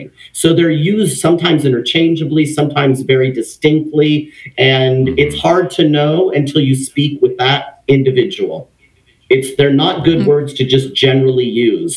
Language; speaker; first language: English; native; English